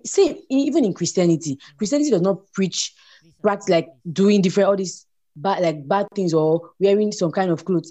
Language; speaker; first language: English; non-native, local second language; Yoruba